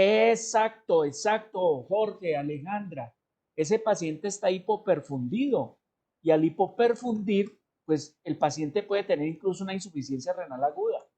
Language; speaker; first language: Spanish; native; Spanish